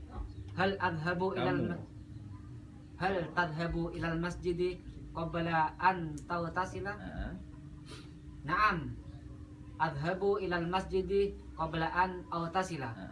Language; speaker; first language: Arabic; non-native, learner; Indonesian